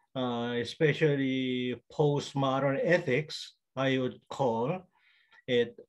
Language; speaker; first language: English; non-native, fluent; Korean